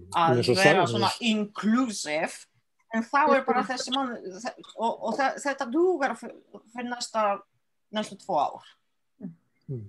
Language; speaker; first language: Icelandic; early bilingual, other home language; French